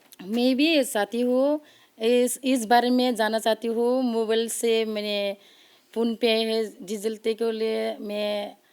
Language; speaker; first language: Hindi; non-native, local second language; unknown